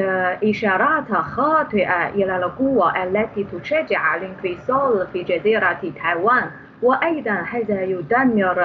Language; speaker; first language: Arabic; non-native, fluent; Chinese